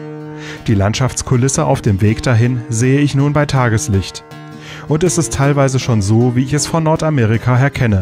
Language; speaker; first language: German; native; German